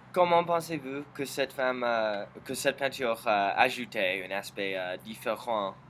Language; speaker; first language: French; non-native, learner; English